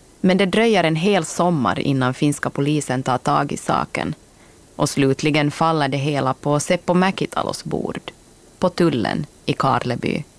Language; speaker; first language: Swedish; native; Swedish